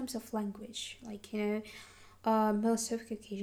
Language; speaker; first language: English; non-native, fluent; Adyghe